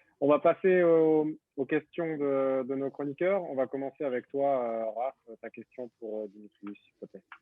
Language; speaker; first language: French; native; French